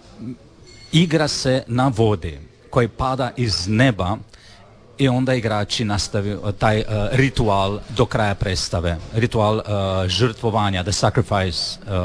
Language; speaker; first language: Croatian; non-native, fluent; Romanian